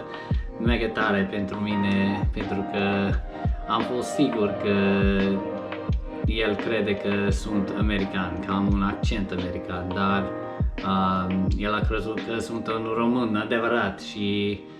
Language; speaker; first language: Romanian; non-native, learner; English